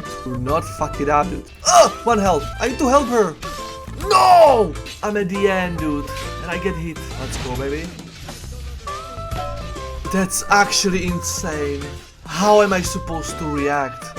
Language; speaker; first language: English; non-native, fluent; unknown